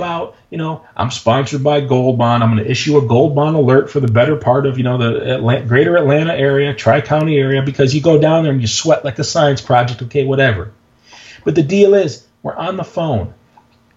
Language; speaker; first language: English; native; English